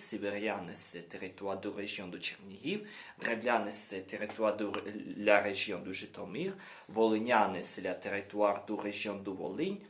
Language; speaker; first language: French; non-native, learner; Ukrainian